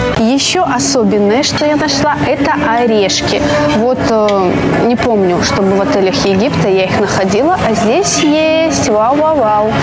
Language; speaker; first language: Russian; native; Russian